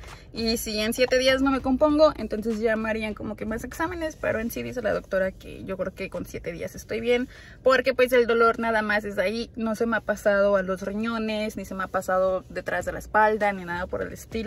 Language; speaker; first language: Spanish; native; Spanish